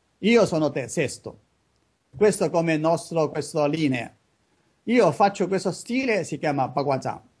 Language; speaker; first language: Italian; non-native, learner; Chinese